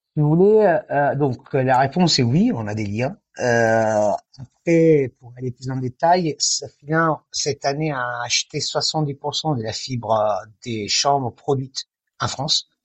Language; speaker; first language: French; non-native, fluent; Italian